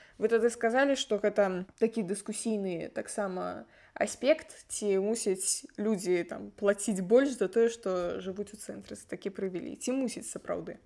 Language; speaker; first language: Belarusian; non-native, local second language; Russian